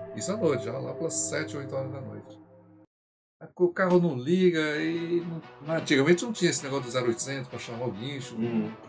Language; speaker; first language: Portuguese; non-native, local second language; Japanese